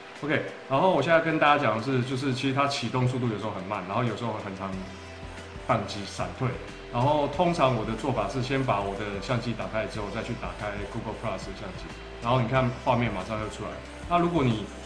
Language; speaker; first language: Chinese; native; Chinese